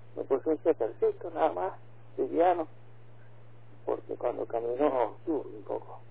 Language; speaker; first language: Spanish; native; Spanish